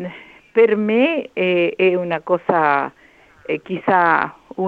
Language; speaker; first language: Italian; early bilingual, heritage; Spanish